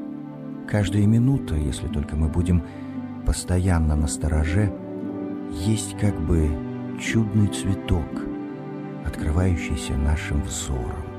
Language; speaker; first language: Russian; native; Russian